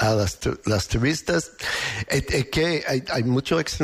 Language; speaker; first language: Spanish; non-native, learner; English